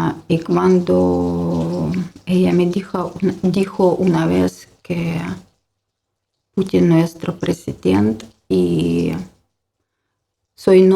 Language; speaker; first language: Spanish; non-native, learner; Ukrainian